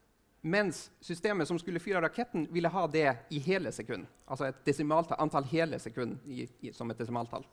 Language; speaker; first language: Norwegian; native; Norwegian